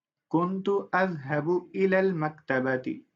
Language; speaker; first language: Arabic; non-native, fluent; Urdu